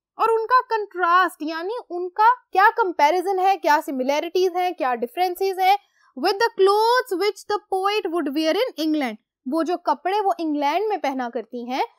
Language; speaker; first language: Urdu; native; Urdu